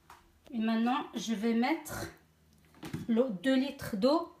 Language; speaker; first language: French; non-native, local second language; Arabic